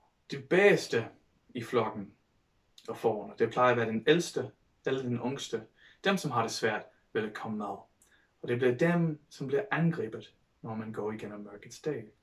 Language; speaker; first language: Danish; non-native, fluent; English